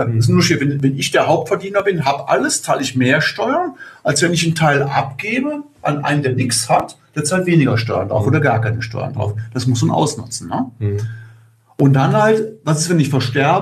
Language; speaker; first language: German; native; German